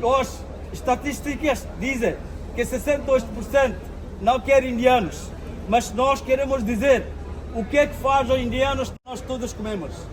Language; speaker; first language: Portuguese; non-native, local second language; Bangla